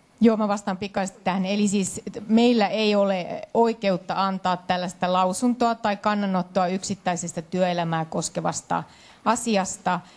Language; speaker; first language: Finnish; native; Finnish